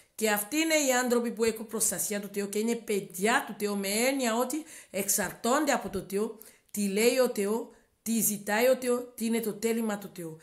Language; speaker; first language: Greek; non-native, learner; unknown